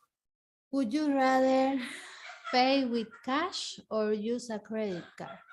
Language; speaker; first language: English; non-native, learner; Spanish